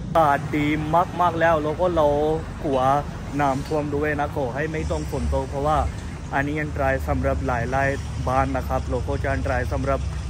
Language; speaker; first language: Thai; non-native, fluent; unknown